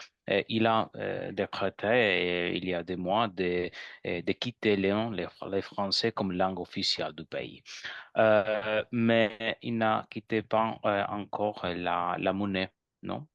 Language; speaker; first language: French; non-native, learner; Spanish